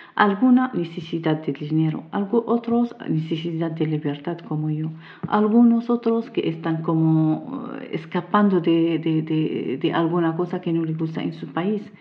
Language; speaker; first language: Spanish; non-native, learner; Arabic